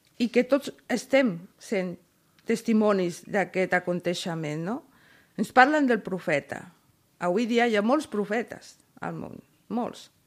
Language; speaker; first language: Catalan; non-native, fluent; Spanish